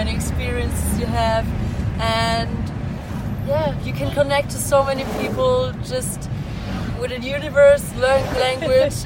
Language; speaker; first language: English; non-native, fluent; German